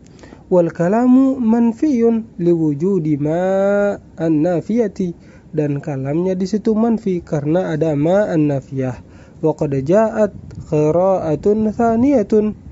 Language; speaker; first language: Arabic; non-native, fluent; Indonesian